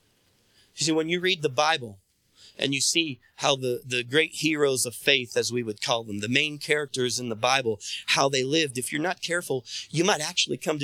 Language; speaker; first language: English; native; English